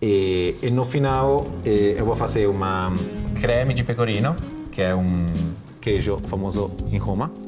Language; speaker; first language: Portuguese; non-native, fluent; Italian